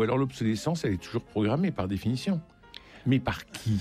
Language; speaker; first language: French; native; French